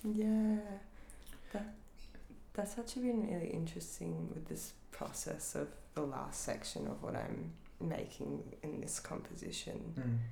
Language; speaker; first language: English; native; English